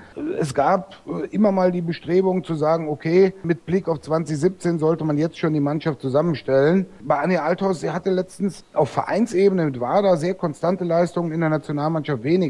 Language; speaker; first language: German; native; German